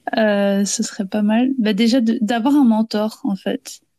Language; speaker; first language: French; native; French